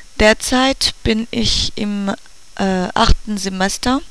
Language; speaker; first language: German; non-native, learner; French